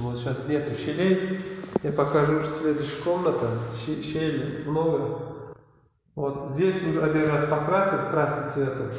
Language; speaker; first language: Russian; non-native, learner; Uzbek